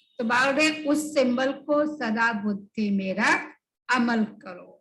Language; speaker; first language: Hindi; non-native, local second language; Bangla